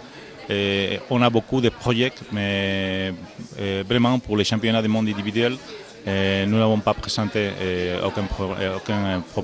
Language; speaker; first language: French; non-native, fluent; Spanish